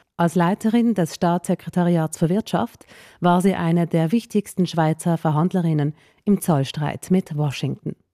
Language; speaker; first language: German; native; German